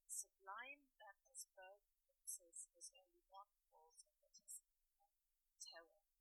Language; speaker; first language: English; non-native, fluent; German